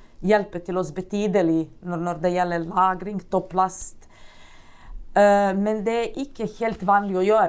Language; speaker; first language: Norwegian; non-native, fluent; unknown